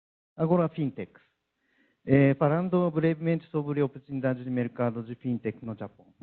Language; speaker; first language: Portuguese; non-native, learner; Japanese